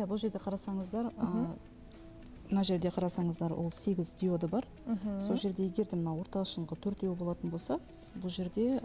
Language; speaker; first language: Kazakh; native; Kazakh